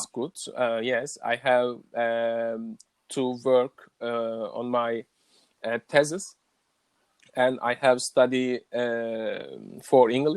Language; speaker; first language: English; non-native, learner; Turkish